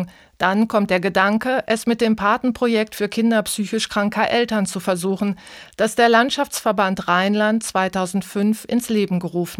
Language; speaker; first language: German; native; German